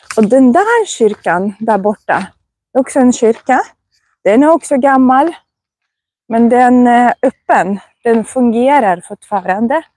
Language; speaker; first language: Swedish; non-native, fluent; Russian